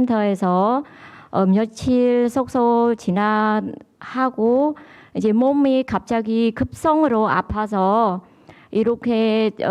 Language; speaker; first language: Korean; non-native, learner; Khmer